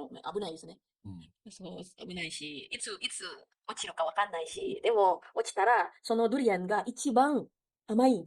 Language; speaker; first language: Japanese; non-native, fluent; Indonesian